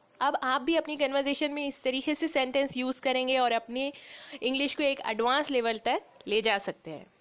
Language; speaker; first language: Hindi; native; Hindi